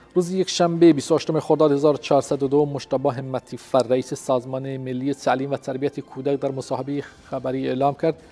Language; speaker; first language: Persian; non-native, local second language; Central Kurdish